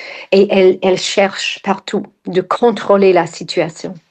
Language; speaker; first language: French; non-native, fluent; English